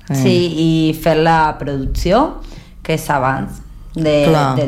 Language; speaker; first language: Catalan; non-native, learner; Spanish